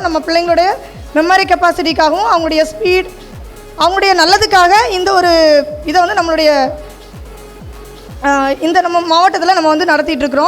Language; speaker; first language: Tamil; native; Tamil